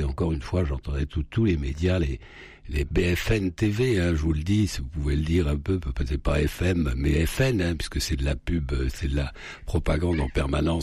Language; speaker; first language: French; native; French